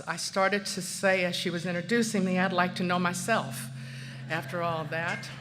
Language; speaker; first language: English; native; English